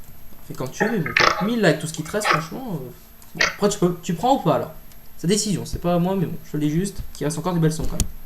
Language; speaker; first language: French; native; French